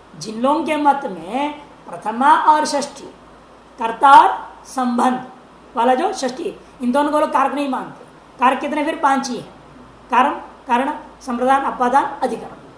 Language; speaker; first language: Hindi; non-native, local second language; Marathi